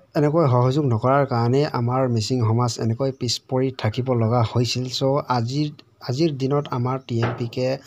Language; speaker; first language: Assamese; non-native, local second language; Mising